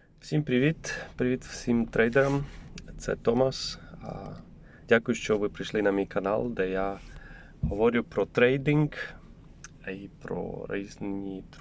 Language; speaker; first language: Ukrainian; non-native, learner; Polish